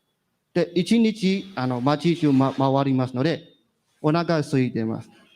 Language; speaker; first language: Japanese; non-native, learner; Burmese